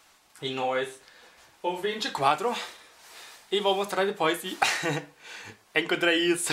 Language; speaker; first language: Portuguese; non-native, fluent; German